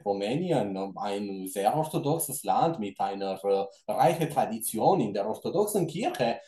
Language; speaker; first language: German; non-native, fluent; Romanian